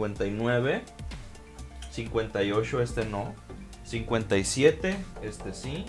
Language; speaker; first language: Spanish; native; Spanish